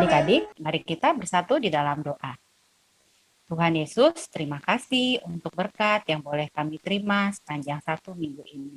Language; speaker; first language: Indonesian; native; Indonesian